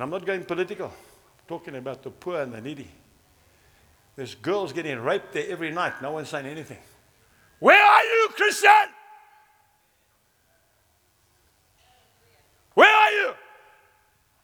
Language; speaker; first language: English; native; English